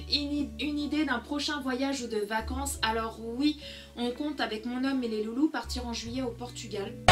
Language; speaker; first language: French; early bilingual, other home language; Portuguese